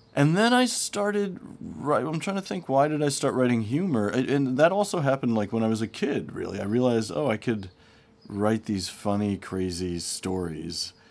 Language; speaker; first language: English; native; English